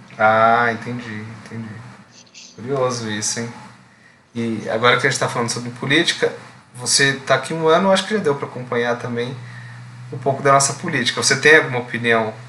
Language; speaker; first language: Portuguese; native; Portuguese